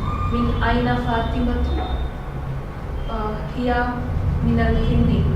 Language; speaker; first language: Arabic; non-native, learner; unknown